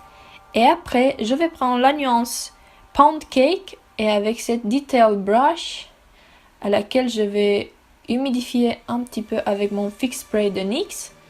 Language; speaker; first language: French; non-native, fluent; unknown